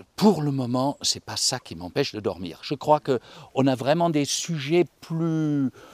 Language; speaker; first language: French; non-native, fluent; German